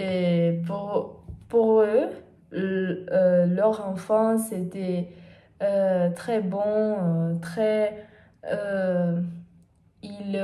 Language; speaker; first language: French; non-native, learner; Portuguese